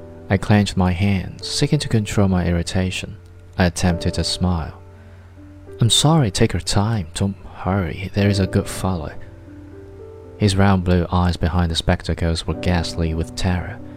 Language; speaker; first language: English; non-native, fluent; Chinese